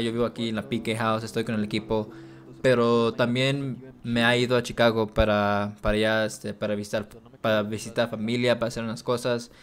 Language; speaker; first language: Spanish; early bilingual, heritage; Spanish